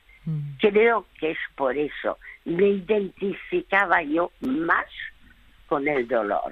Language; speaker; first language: Spanish; early bilingual, other home language; French